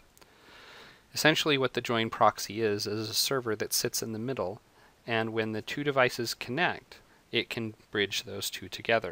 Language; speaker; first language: English; native; English